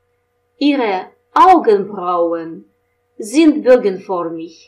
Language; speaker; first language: German; non-native, fluent; Russian